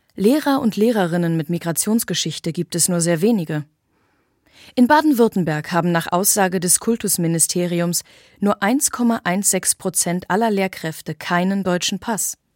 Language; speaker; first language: German; native; German